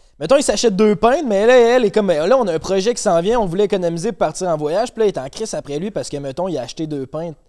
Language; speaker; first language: French; native; French